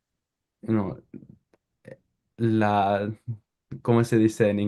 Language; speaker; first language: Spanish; non-native, learner; English